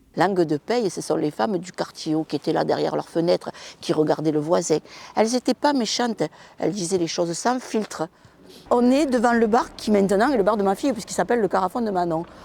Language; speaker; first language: French; early bilingual, other home language; Spanish